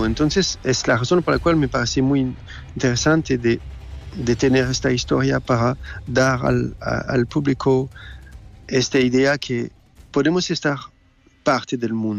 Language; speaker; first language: Spanish; non-native, learner; French